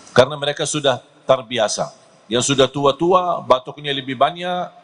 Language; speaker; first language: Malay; non-native, fluent; Arabic